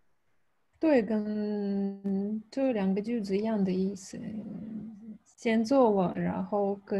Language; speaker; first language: Chinese; non-native, fluent; Russian